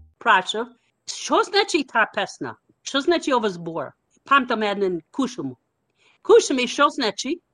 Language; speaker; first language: Macedonian; non-native, learner; English